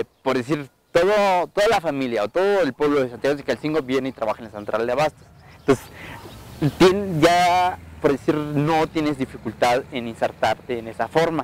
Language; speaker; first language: Spanish; non-native, local second language; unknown